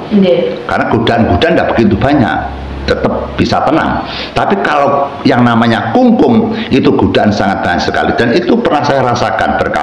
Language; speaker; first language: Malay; non-native, local second language; Javanese